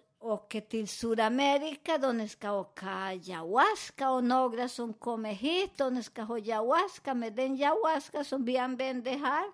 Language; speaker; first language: Swedish; non-native, fluent; Spanish